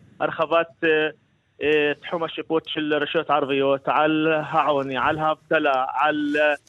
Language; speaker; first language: Hebrew; non-native, local second language; Arabic